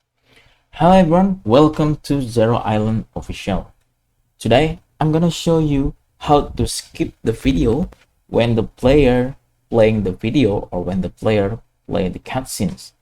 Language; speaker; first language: English; non-native, fluent; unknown